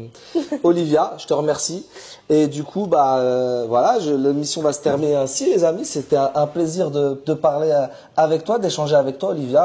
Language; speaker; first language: French; native; French